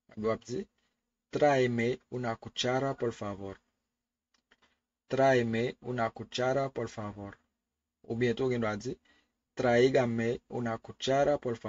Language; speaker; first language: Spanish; non-native, learner; Haitian Creole